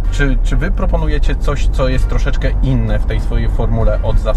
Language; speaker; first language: Polish; native; Polish